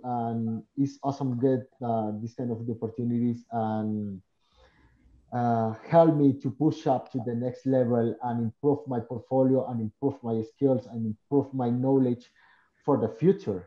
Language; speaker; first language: English; non-native, learner; Spanish